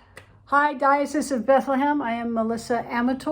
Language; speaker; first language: English; native; English